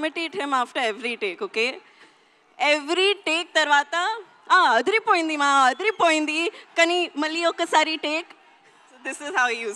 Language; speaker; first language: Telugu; non-native, local second language; Hindi